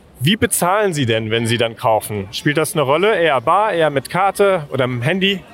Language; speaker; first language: German; native; German